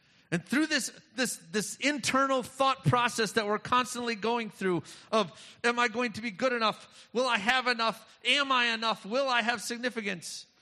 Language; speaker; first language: English; native; English